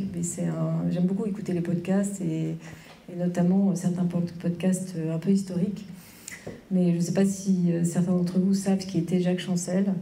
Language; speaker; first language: French; native; French